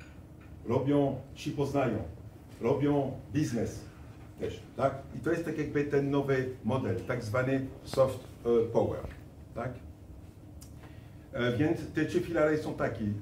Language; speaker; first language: Polish; non-native, fluent; French